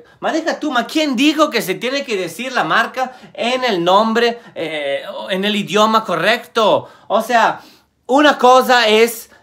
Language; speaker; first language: Spanish; non-native, fluent; Italian